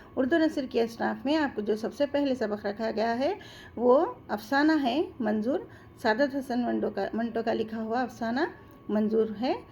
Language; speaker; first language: Urdu; native; Urdu